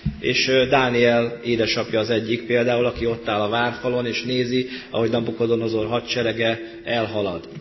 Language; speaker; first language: Hungarian; native; Hungarian